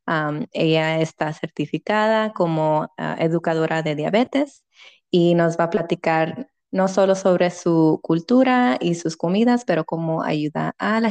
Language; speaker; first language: Spanish; early bilingual, heritage; Spanish